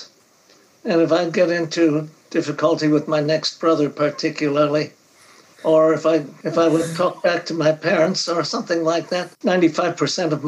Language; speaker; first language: English; native; English